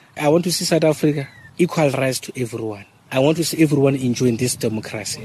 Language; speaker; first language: English; non-native, local second language; Northern Sotho